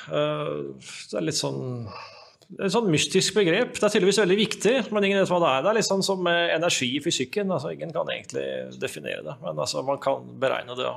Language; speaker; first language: Norwegian; native; Norwegian